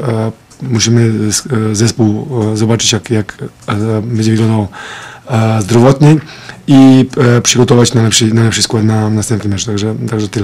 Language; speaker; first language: Polish; non-native, fluent; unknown